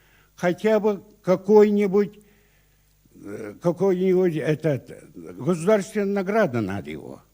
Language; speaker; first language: Russian; non-native, local second language; Yakut